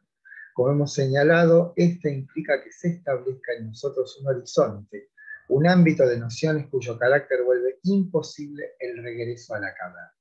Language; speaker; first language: Spanish; native; Spanish